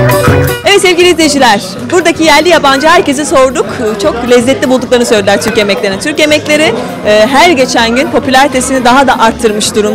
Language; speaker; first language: Turkish; native; Turkish